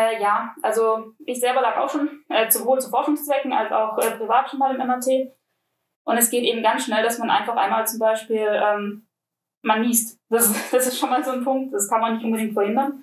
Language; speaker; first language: German; native; German